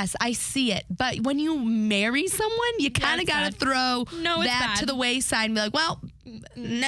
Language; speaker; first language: English; native; English